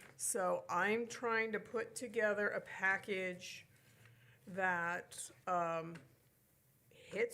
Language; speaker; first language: English; native; English